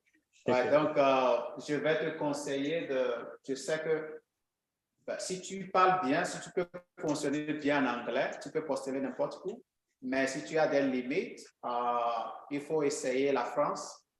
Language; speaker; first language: French; non-native, local second language; Ewe